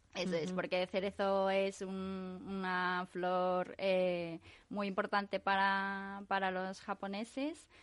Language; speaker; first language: Spanish; non-native, fluent; Japanese